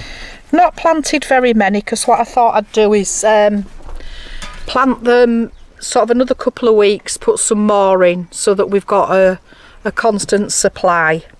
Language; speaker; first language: English; native; English